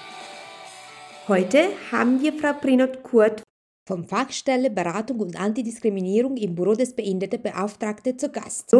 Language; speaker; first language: German; non-native, fluent; Italian